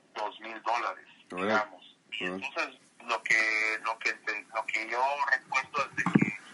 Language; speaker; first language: Spanish; early bilingual, heritage; Spanish